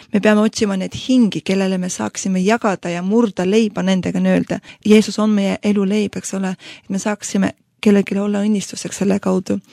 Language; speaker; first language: Estonian; non-native, local second language; Russian